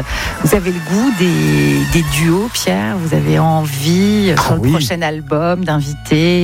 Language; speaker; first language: French; native; French